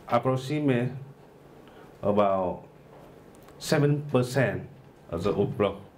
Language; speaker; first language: English; non-native, learner; Vietnamese